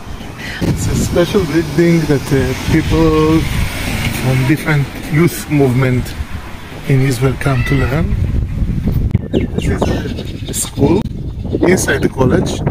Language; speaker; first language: English; non-native, learner; Hebrew